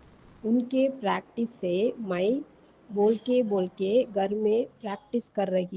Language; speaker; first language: Hindi; non-native, local second language; Tamil